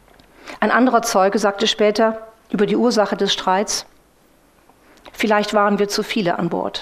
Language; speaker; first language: German; native; German